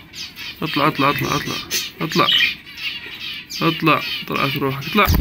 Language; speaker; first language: Arabic; native; Arabic